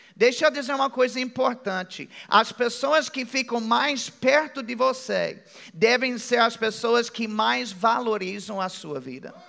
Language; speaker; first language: Portuguese; non-native, fluent; English